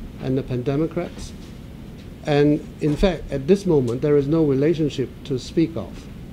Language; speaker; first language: English; non-native, local second language; Cantonese